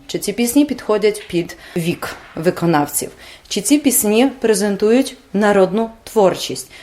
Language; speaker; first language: Ukrainian; native; Ukrainian